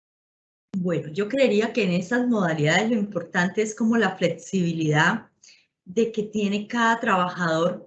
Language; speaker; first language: Spanish; native; Spanish